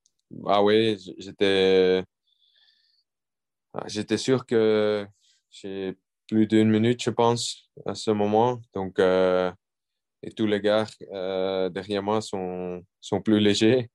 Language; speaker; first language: French; non-native, local second language; Dutch